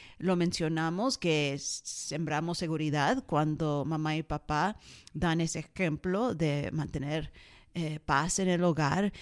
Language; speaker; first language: Spanish; early bilingual, heritage; Spanish